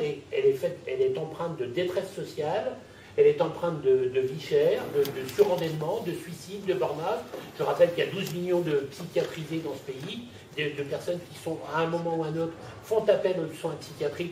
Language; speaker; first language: French; native; French